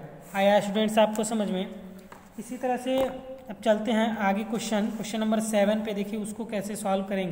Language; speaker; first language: Hindi; native; Hindi